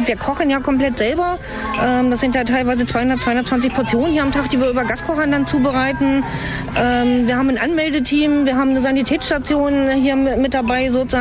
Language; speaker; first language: German; native; German